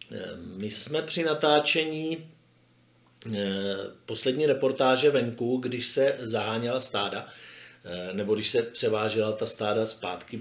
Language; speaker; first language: Czech; native; Czech